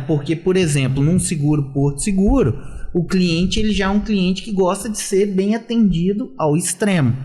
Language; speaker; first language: Portuguese; native; Portuguese